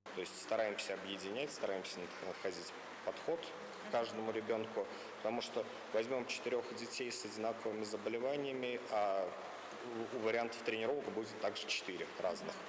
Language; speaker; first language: Russian; native; Russian